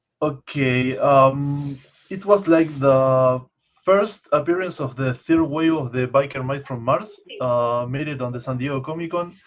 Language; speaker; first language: English; non-native, fluent; Spanish